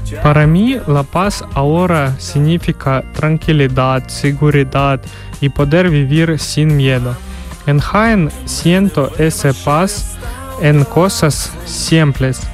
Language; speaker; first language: Spanish; non-native, learner; Ukrainian